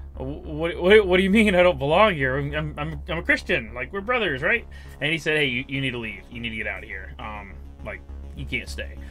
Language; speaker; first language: English; native; English